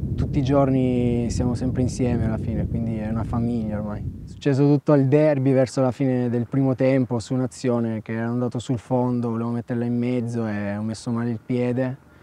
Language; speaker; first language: Italian; early bilingual, other home language; Albanian